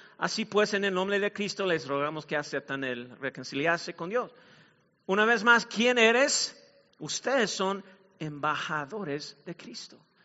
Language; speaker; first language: Spanish; non-native, fluent; English